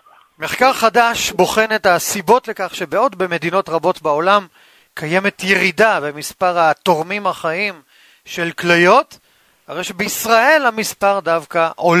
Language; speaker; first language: Hebrew; native; Hebrew